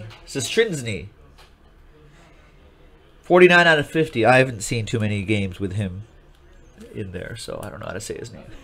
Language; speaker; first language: English; native; English